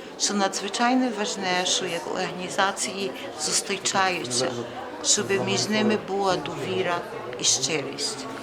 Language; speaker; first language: Ukrainian; early bilingual, heritage; Ukrainian